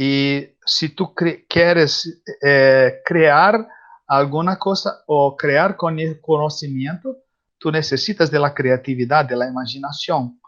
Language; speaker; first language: Spanish; non-native, learner; Portuguese